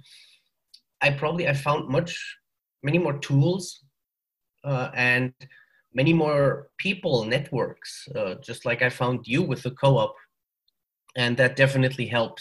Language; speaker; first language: English; non-native, fluent; German